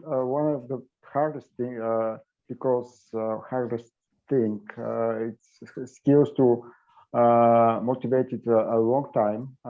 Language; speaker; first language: English; non-native, learner; Bulgarian